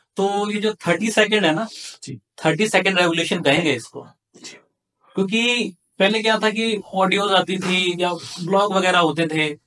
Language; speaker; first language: Hindi; native; Hindi